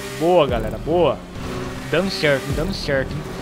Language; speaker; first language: Portuguese; native; Portuguese